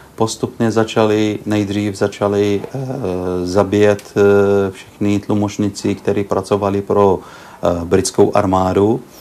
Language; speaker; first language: Czech; early bilingual, heritage; Arabic